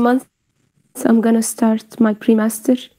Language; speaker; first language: English; non-native, fluent; Arabic